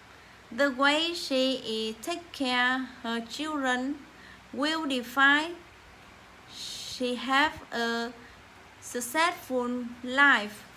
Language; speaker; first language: English; non-native, learner; Vietnamese